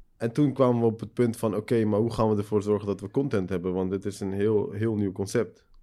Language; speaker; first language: Dutch; early bilingual, other home language; Persian